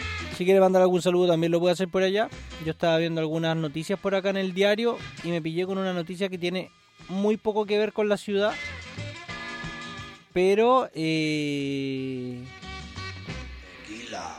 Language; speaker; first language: Spanish; native; Spanish